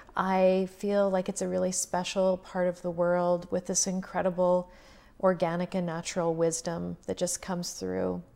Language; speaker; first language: English; native; English